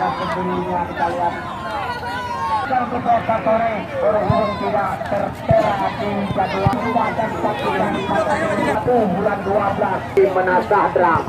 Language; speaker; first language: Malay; non-native, local second language; Achinese